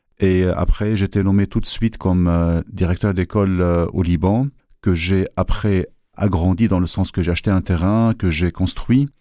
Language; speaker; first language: French; non-native, local second language; Arabic